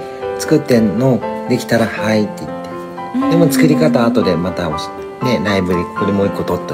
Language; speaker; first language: Japanese; native; Japanese